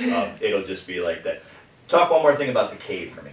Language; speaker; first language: English; native; English